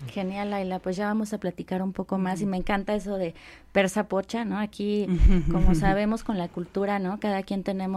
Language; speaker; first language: Spanish; native; Spanish